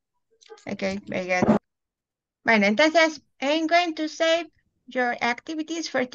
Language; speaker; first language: English; non-native, fluent; Spanish